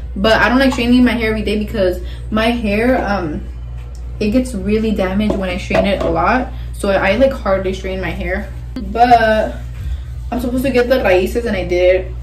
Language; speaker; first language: English; early bilingual, other home language; Spanish